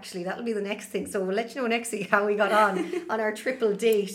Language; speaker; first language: English; native; English